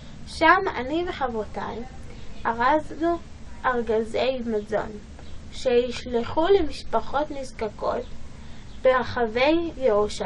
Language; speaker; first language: Hebrew; early bilingual, other home language; English